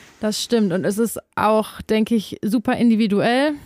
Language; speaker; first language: German; native; German